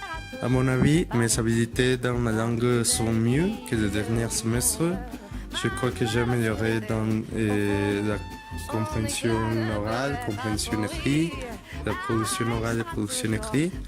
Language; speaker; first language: French; non-native, fluent; Spanish